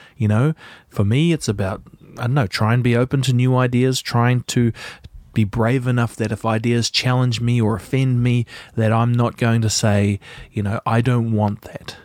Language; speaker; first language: English; native; English